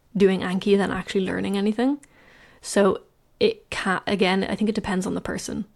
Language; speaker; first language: English; native; English